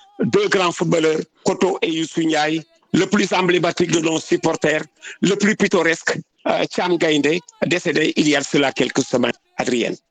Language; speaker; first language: French; non-native, local second language; Wolof